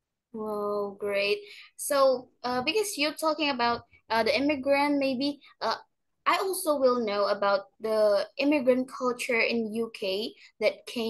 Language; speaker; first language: English; non-native, learner; Indonesian